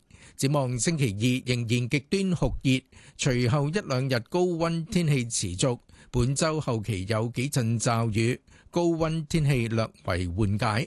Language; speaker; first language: Cantonese; native; Cantonese